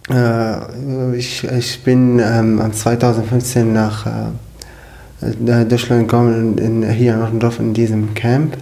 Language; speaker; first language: German; non-native, learner; Arabic